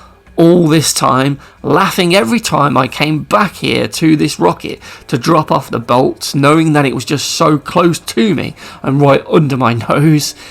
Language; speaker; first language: English; native; English